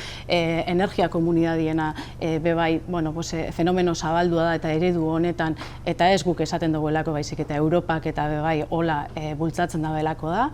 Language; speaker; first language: Basque; native; Basque